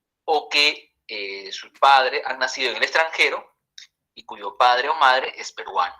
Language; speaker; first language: Spanish; native; Spanish